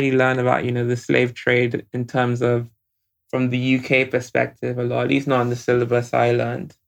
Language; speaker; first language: English; non-native, local second language; Yoruba